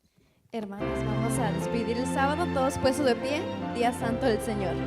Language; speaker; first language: Spanish; native; Spanish